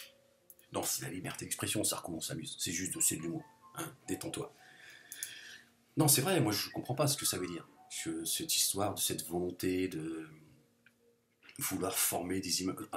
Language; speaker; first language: French; native; French